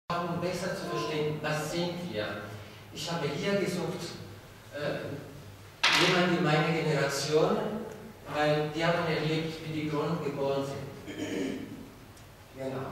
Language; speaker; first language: German; non-native, fluent; Italian